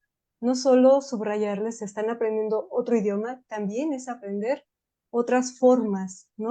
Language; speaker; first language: Spanish; native; Spanish